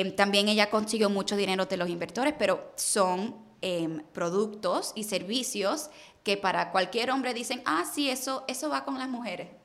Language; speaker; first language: Spanish; early bilingual, heritage; Spanish